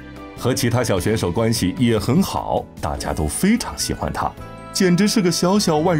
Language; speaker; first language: Chinese; native; Chinese